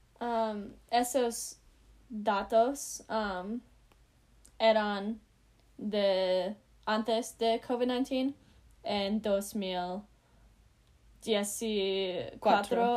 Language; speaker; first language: Spanish; non-native, learner; English